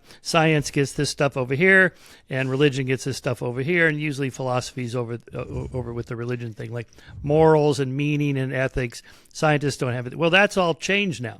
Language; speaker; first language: English; native; English